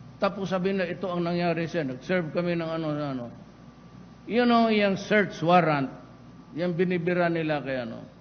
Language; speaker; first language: Filipino; non-native, local second language; Cebuano